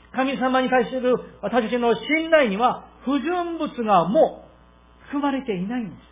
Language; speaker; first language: Japanese; non-native, fluent; Korean